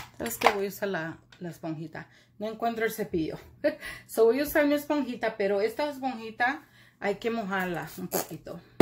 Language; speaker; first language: Spanish; early bilingual, heritage; Spanish